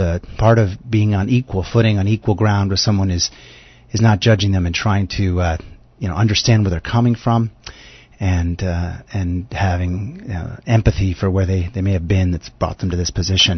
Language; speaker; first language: English; native; English